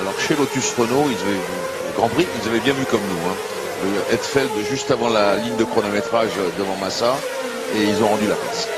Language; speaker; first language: French; native; French